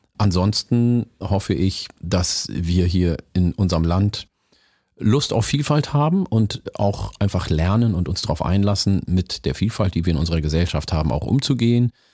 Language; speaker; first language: German; early bilingual, other home language; Oromo